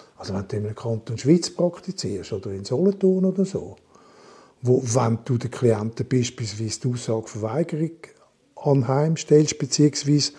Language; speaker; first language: German; non-native, local second language; French